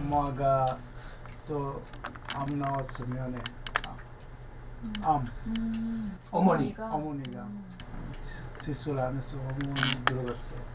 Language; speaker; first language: Korean; non-native, learner; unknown